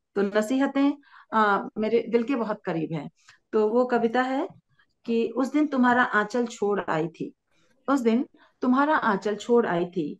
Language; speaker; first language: Hindi; native; Hindi